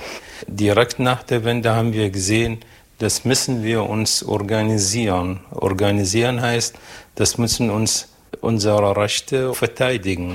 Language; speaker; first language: German; non-native, fluent; Arabic